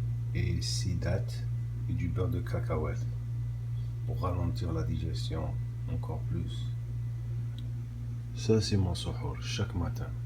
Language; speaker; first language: French; non-native, local second language; Arabic